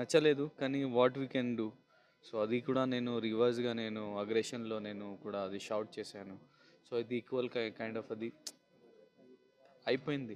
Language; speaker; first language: Telugu; non-native, local second language; Hindi